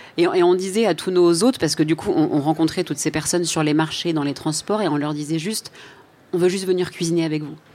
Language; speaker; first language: French; native; French